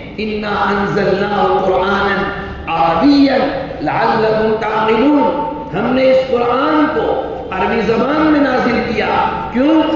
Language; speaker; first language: Urdu; native; Urdu